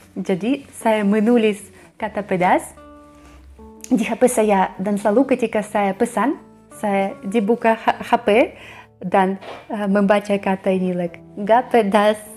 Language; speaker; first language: Indonesian; non-native, learner; Russian